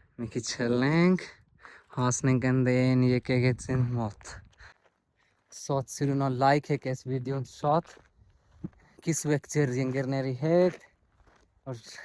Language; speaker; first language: Armenian; non-native, learner; Hindi